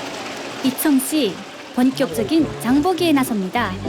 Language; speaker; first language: Korean; native; Korean